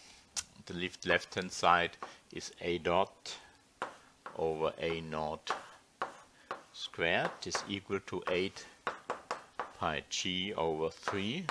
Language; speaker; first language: English; non-native, fluent; German